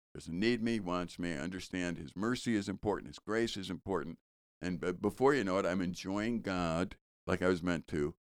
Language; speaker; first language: English; native; English